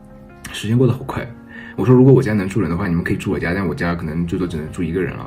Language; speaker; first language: Chinese; native; Chinese